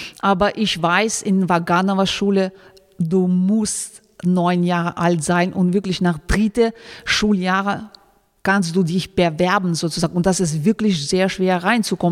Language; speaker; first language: German; non-native, fluent; Russian